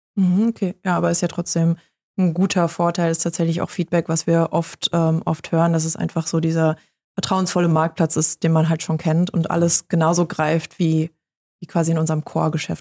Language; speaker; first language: German; native; German